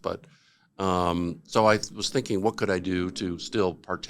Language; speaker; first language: English; native; English